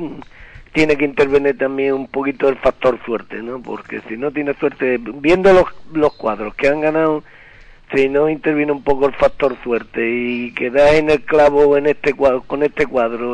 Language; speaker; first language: Spanish; native; Spanish